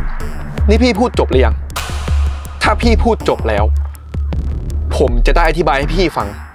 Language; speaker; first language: Thai; native; Thai